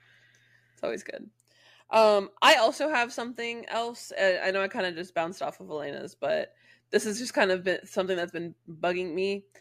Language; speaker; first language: English; native; English